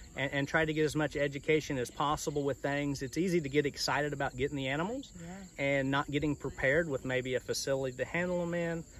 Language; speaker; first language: English; native; English